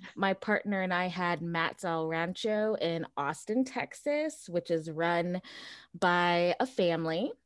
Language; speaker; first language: English; early bilingual, other home language; Portuguese